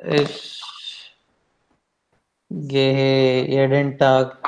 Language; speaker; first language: German; non-native, learner; Hindi